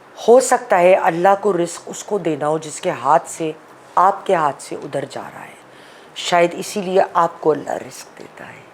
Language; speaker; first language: Urdu; native; Urdu